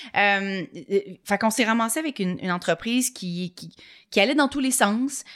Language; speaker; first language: French; native; French